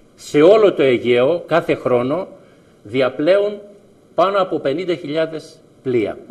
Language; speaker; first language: Greek; native; Greek